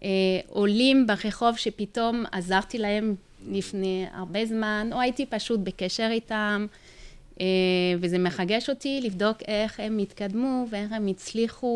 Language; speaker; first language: Hebrew; non-native, fluent; French